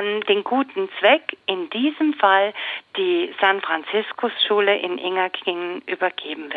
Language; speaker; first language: German; native; German